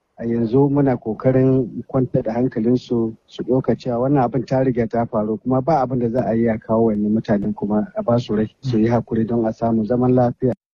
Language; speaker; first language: Hausa; non-native, local second language; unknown